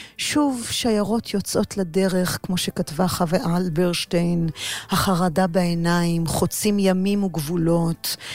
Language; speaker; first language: Hebrew; native; Hebrew